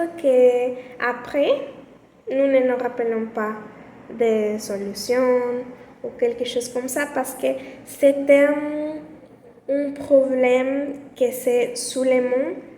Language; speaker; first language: French; non-native, learner; Spanish